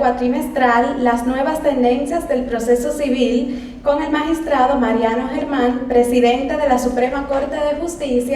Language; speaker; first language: Spanish; native; Spanish